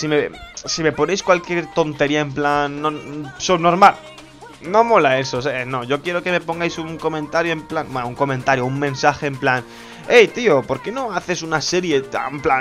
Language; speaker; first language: Spanish; native; Spanish